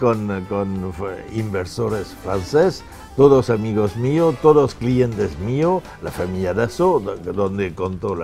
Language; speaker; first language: Spanish; non-native, fluent; French